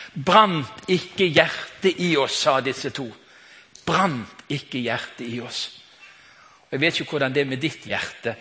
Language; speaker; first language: Norwegian; native; Norwegian